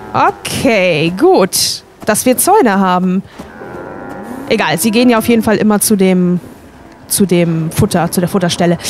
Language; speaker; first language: German; native; German